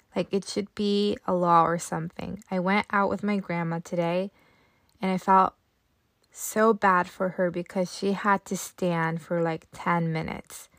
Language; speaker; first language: English; early bilingual, other home language; Japanese